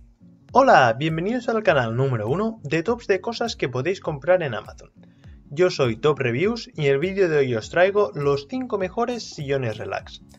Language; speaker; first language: Spanish; native; Spanish